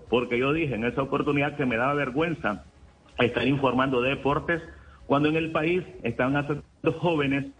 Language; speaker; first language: Spanish; native; Spanish